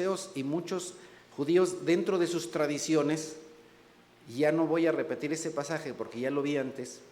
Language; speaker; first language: Spanish; native; Spanish